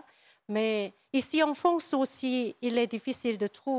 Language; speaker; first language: French; non-native, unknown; Korean